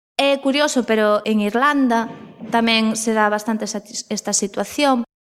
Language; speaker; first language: Galician; non-native, local second language; Spanish